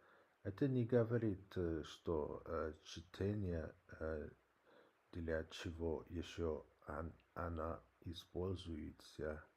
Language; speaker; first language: Russian; non-native, learner; English